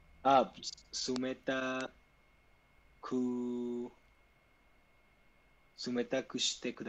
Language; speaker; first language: Japanese; non-native, learner; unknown